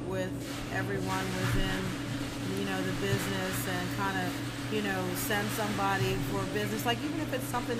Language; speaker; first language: English; native; English